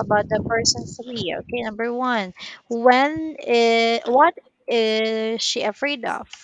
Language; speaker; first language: English; non-native, local second language; Filipino